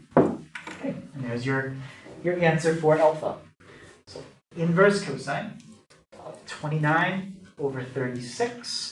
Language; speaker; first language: English; native; English